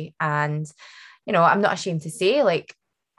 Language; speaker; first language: English; native; English